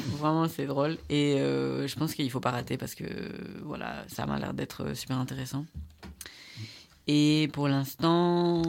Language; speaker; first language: French; non-native, fluent; Spanish